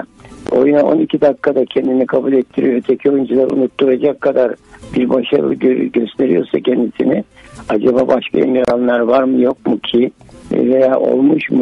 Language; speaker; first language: Turkish; native; Turkish